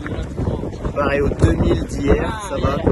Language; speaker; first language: French; native; French